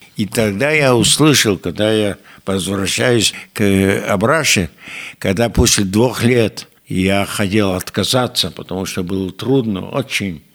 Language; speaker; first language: Russian; non-native, fluent; Yiddish